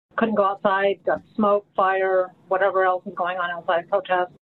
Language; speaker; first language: English; early bilingual, other home language; Filipino